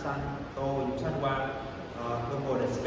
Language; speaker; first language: Japanese; non-native, learner; Vietnamese